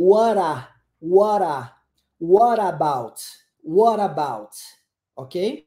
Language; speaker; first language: English; non-native, fluent; Portuguese